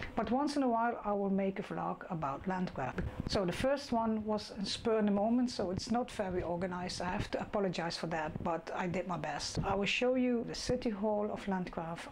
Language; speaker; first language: English; non-native, fluent; Dutch